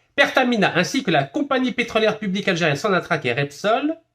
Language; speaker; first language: French; non-native, local second language; Arabic